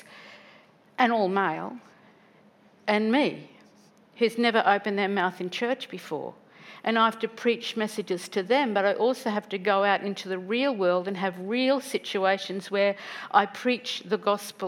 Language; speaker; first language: English; native; English